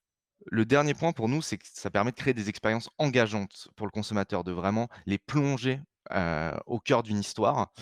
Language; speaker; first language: French; native; French